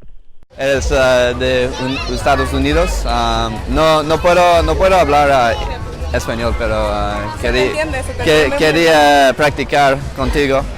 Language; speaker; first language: Spanish; non-native, learner; English